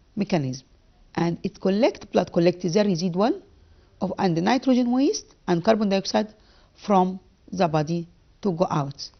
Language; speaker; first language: English; non-native, local second language; Arabic